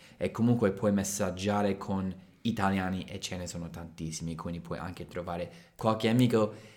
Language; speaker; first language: Italian; non-native, fluent; English